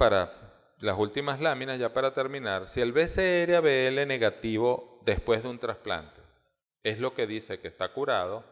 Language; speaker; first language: Spanish; native; Spanish